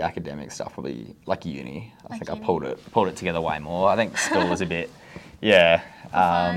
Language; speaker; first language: English; native; English